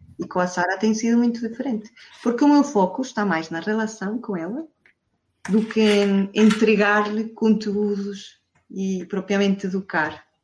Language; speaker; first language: Portuguese; non-native, fluent; Spanish